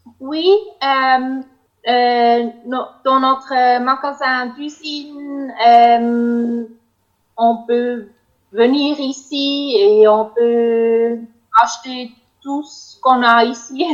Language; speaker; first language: French; non-native, local second language; German